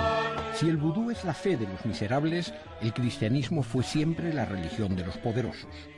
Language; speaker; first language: Spanish; native; Spanish